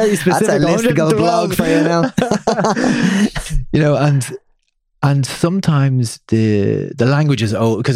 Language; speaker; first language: English; native; English